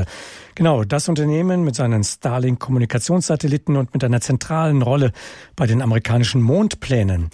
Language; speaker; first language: German; native; German